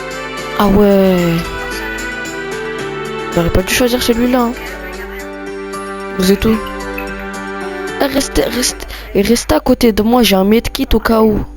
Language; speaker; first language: French; native; French